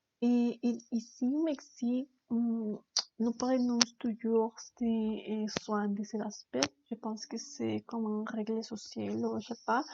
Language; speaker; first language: French; non-native, learner; Spanish